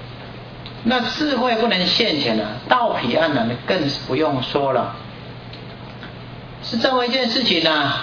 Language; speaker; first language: Chinese; native; Chinese